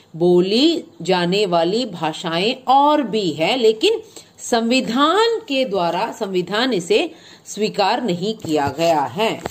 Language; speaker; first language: Hindi; non-native, local second language; Malayalam